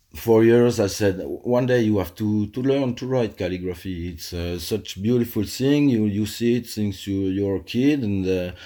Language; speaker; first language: English; non-native, fluent; French